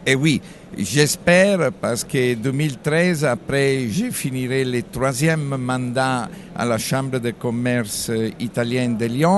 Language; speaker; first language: French; non-native, fluent; Italian